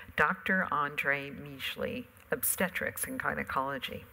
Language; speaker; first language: English; native; English